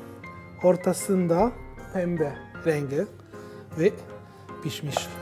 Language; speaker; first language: Turkish; non-native, fluent; Italian